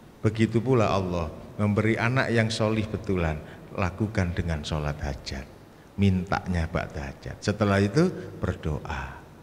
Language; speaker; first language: Indonesian; non-native, local second language; Javanese